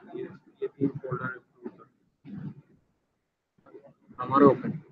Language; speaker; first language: Hindi; native; Hindi